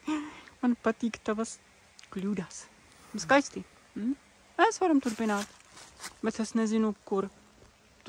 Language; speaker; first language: Latvian; non-native, learner; Czech